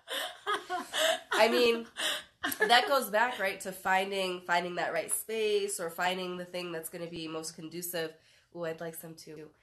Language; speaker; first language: English; native; English